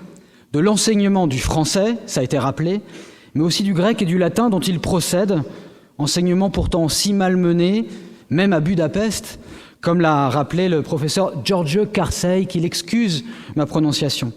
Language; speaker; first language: French; native; French